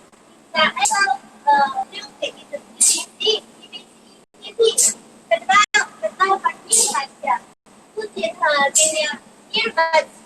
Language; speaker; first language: Russian; non-native, learner; Chinese